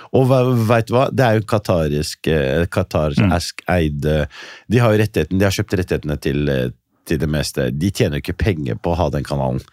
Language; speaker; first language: Norwegian; early bilingual, other home language; Riffian